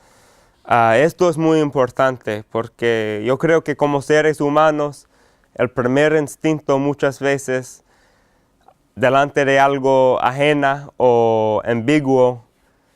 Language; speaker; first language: Spanish; non-native, fluent; English